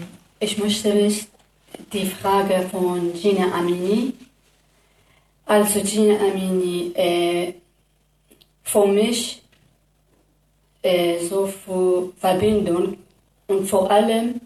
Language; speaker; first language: German; non-native, learner; Kurdish